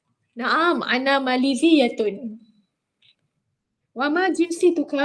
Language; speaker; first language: Arabic; non-native, learner; Malay